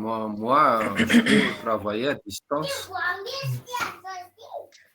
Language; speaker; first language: French; non-native, local second language; Malagasy